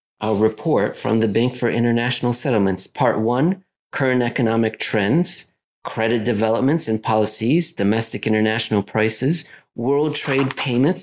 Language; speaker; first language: English; native; English